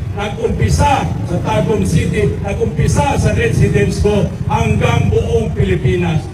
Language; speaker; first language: Filipino; non-native, local second language; Iloko